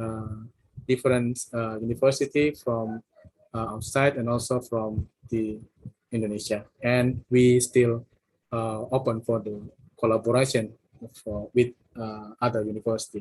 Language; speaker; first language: English; non-native, fluent; Indonesian